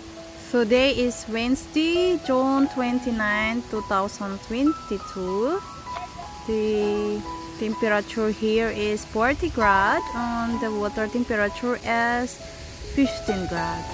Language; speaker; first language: English; non-native, local second language; Filipino